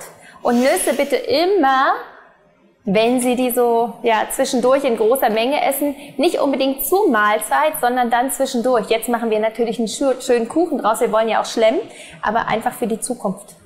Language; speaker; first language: German; native; German